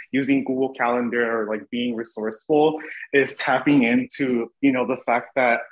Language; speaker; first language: English; native; English